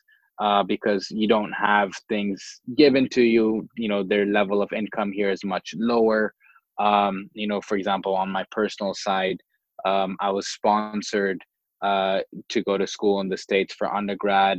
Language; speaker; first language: English; non-native, local second language; Swahili